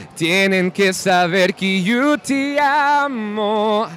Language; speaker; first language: Spanish; native; Spanish